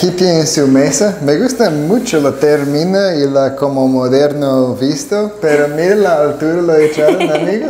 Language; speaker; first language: Spanish; non-native, learner; English